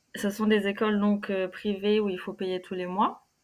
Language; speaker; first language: French; native; French